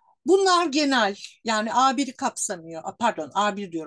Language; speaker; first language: Turkish; native; Turkish